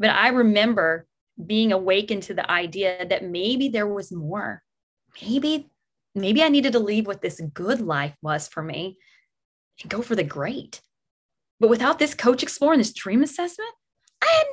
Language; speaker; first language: English; native; English